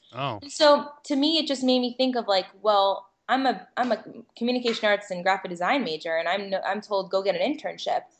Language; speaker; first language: English; native; English